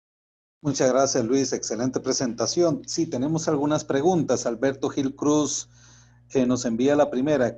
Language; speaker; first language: Spanish; native; Spanish